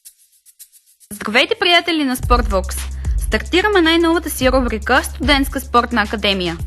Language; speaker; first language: Bulgarian; native; Bulgarian